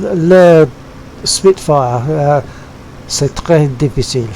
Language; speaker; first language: French; non-native, learner; English